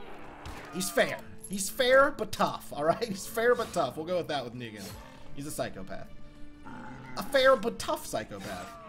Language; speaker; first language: English; native; English